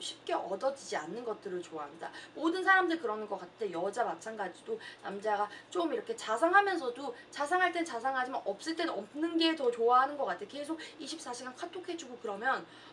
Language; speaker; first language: Korean; early bilingual, heritage; Korean